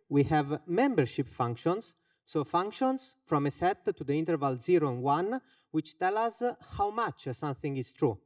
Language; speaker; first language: English; non-native, fluent; Finnish